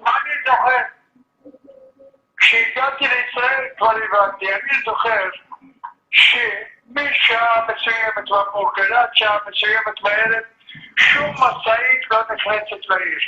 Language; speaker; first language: Hebrew; early bilingual, other home language; Arabic